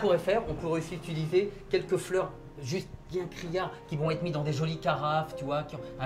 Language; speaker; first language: French; native; French